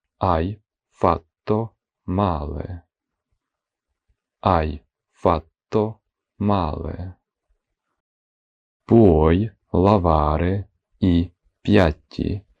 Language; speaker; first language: Italian; non-native, fluent; Ukrainian